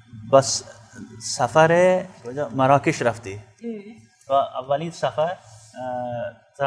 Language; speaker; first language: Persian; non-native, fluent; Urdu